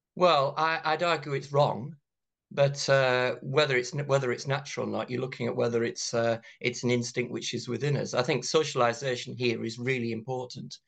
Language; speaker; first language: English; native; English